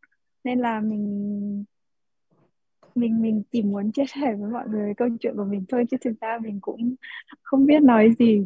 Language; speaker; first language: Vietnamese; early bilingual, heritage; Vietnamese